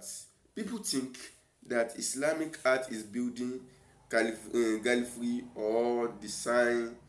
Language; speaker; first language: English; non-native, local second language; Yoruba